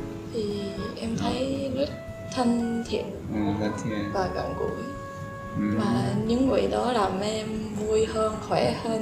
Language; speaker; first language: Vietnamese; non-native, fluent; Japanese